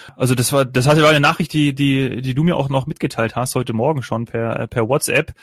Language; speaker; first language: German; native; German